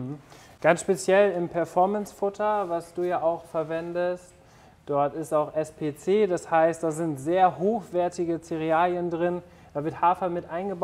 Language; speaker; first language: German; native; German